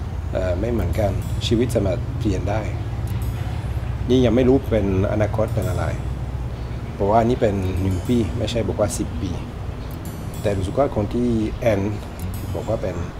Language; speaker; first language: Thai; non-native, learner; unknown